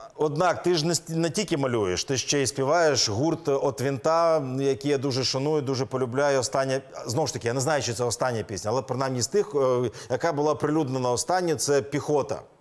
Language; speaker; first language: Ukrainian; native; Ukrainian